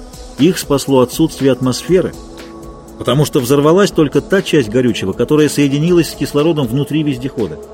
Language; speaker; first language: Russian; native; Russian